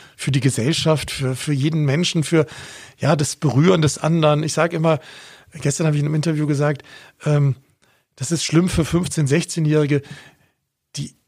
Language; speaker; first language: German; native; German